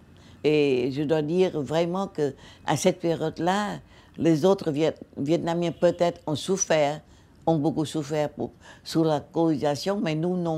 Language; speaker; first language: French; non-native, local second language; Vietnamese